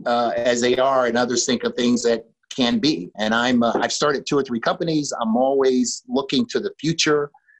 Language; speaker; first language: English; native; English